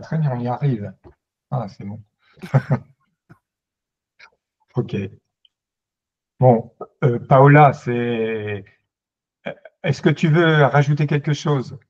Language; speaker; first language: French; native; French